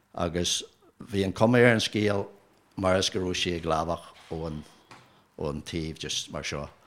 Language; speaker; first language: Irish; non-native, local second language; English